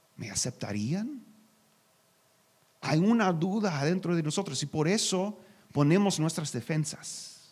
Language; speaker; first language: Spanish; non-native, learner; English